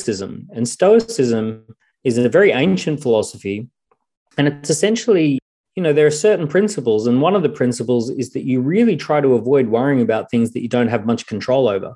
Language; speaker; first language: English; native; English